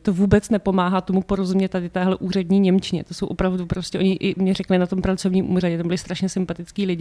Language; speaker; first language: Czech; native; Czech